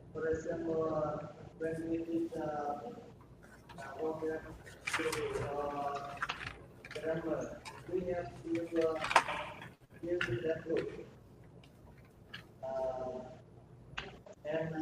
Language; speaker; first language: English; non-native, learner; Vietnamese